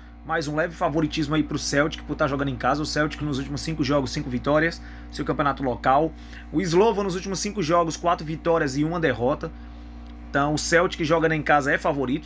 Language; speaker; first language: Portuguese; native; Portuguese